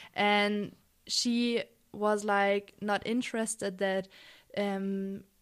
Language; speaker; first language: English; non-native, fluent; German